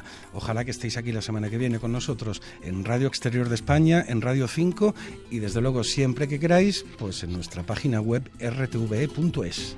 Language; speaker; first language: Spanish; native; Spanish